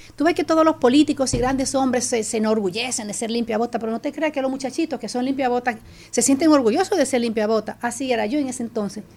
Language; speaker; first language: Spanish; native; Spanish